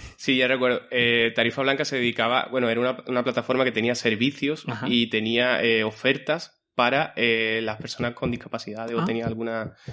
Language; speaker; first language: Spanish; native; Spanish